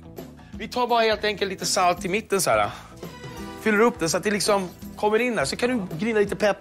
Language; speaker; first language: Swedish; native; Swedish